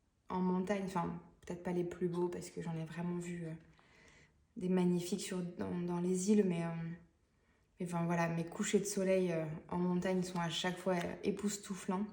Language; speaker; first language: French; native; French